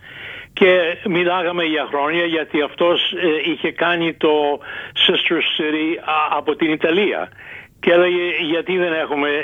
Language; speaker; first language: Greek; early bilingual, heritage; Greek